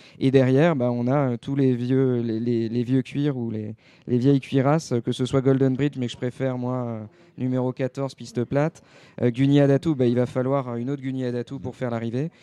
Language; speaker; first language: French; native; French